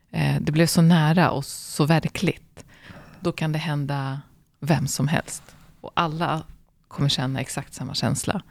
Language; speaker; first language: Swedish; early bilingual, other home language; Arabic